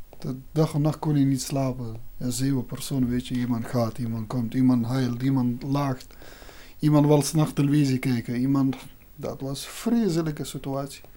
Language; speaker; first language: Dutch; non-native, fluent; Persian